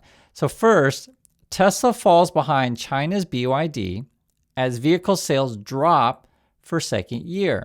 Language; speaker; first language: English; native; English